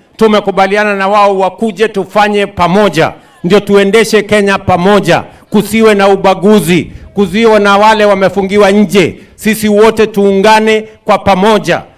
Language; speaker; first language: Swahili; non-native, local second language; Kalenjin